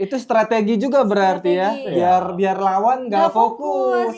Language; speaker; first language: Indonesian; native; Indonesian